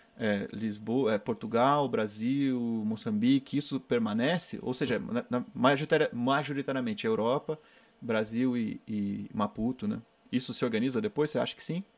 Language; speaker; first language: Portuguese; native; Portuguese